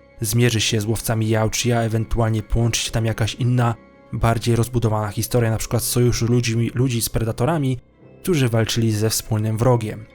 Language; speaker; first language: Polish; native; Polish